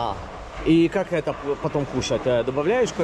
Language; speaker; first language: Russian; non-native, learner; Polish